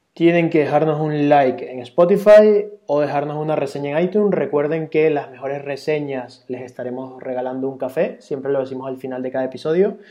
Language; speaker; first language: Spanish; native; Spanish